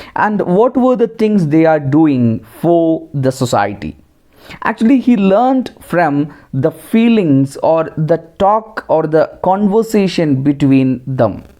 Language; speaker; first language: English; non-native, local second language; Malayalam